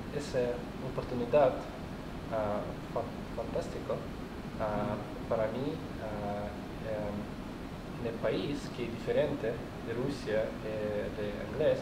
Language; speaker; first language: Spanish; non-native, learner; Russian